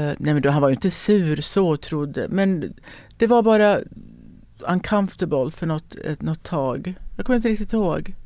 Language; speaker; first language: Swedish; native; Swedish